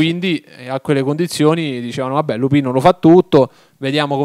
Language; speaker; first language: Italian; native; Italian